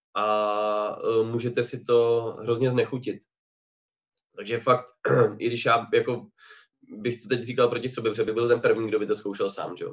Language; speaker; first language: Czech; native; Czech